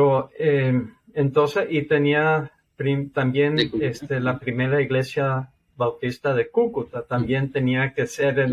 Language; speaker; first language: Spanish; non-native, fluent; English